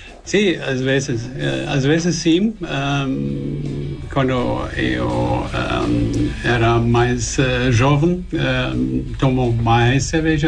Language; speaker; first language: Portuguese; non-native, learner; German